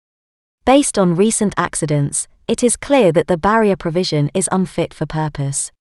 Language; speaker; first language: English; native; English